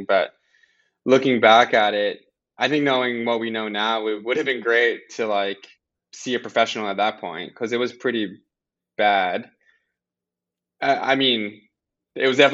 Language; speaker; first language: English; native; English